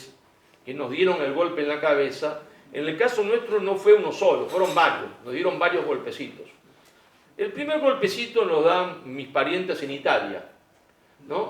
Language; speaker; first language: Spanish; native; Spanish